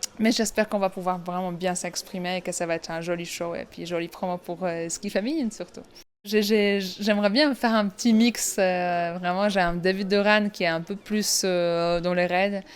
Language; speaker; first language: French; non-native, fluent; Polish